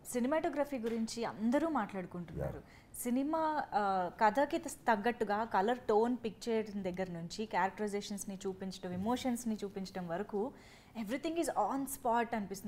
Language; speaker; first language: Telugu; native; Telugu